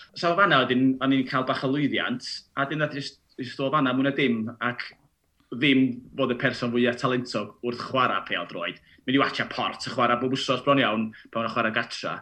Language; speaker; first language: Welsh; native; Welsh